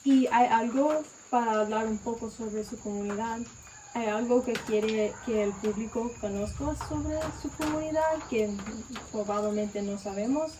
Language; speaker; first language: Spanish; non-native, learner; English